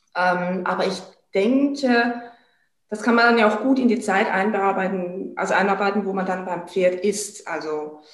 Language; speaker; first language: German; non-native, fluent; French